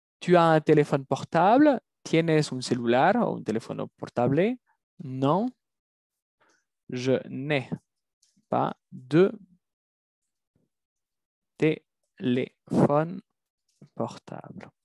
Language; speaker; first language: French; non-native, fluent; Spanish